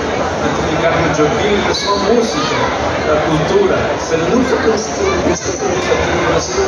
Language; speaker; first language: Portuguese; non-native, learner; Spanish